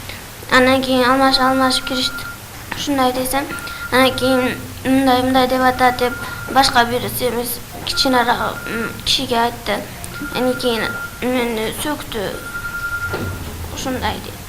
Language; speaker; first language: Kyrgyz; non-native, local second language; Uzbek